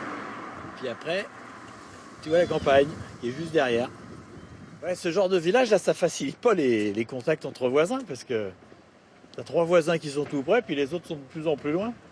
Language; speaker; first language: French; native; French